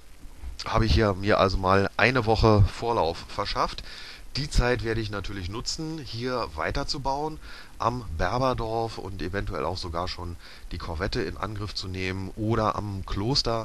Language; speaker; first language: German; native; German